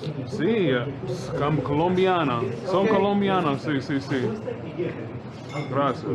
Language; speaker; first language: Spanish; non-native, learner; English